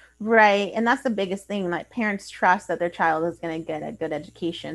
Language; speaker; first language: English; early bilingual, other home language; Spanish